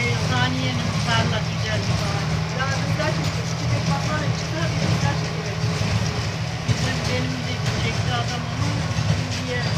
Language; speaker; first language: Turkish; native; Turkish